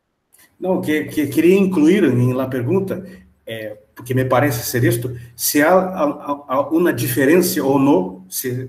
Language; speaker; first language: Spanish; non-native, fluent; Portuguese